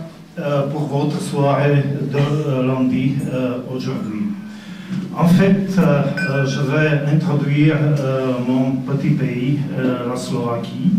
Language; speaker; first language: French; non-native, fluent; Slovak